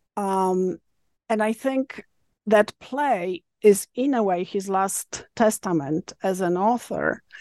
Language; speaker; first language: English; non-native, fluent; Polish